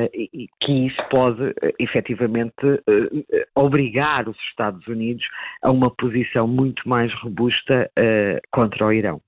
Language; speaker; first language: Portuguese; native; Portuguese